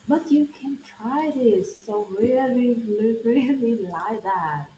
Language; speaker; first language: English; non-native, learner; Vietnamese